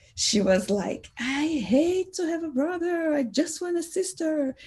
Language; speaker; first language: English; non-native, fluent; Portuguese